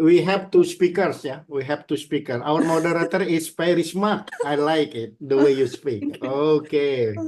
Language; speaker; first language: English; non-native, learner; Indonesian